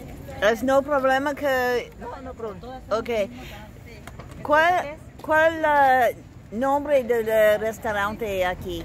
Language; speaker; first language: Spanish; non-native, learner; English